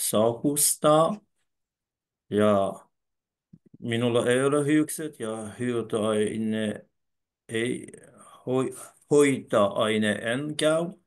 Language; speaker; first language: Finnish; non-native, learner; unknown